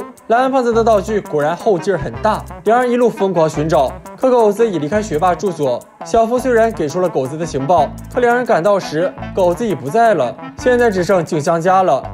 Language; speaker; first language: Chinese; native; Chinese